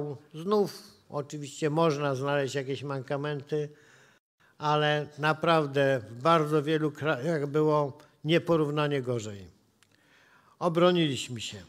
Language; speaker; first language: Polish; native; Polish